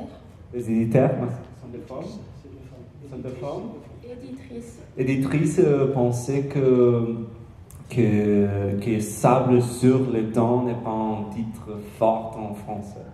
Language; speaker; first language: French; non-native, learner; Portuguese